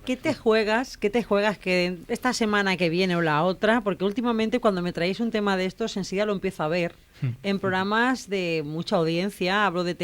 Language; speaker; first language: Spanish; native; Spanish